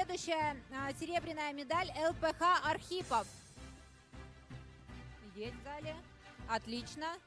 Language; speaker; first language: Russian; native; Russian